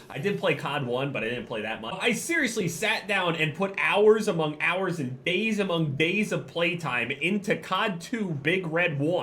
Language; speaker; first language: English; native; English